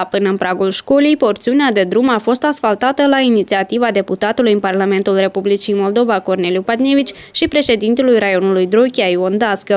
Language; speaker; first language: Romanian; native; Romanian